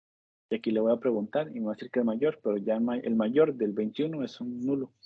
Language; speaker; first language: Spanish; native; Spanish